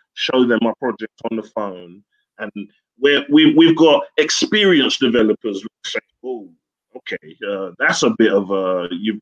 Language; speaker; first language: English; native; English